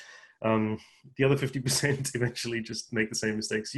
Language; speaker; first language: English; native; English